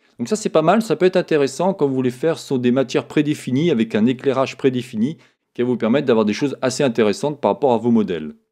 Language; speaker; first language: French; native; French